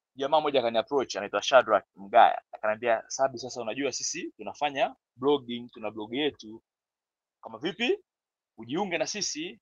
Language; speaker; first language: Swahili; native; Swahili